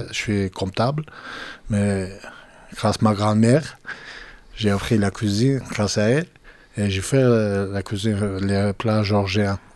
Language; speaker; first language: French; non-native, fluent; Georgian